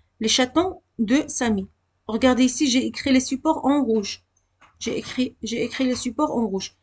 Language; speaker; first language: French; non-native, local second language; Arabic